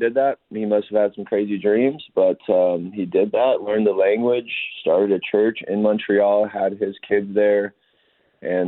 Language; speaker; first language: English; native; English